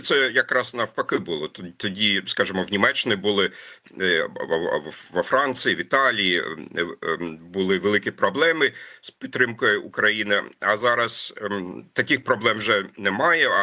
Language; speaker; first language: Ukrainian; non-native, fluent; German